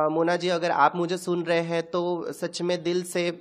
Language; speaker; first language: Hindi; non-native, local second language; Marathi